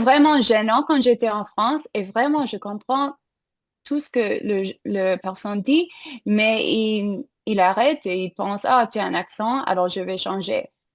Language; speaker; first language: French; non-native, fluent; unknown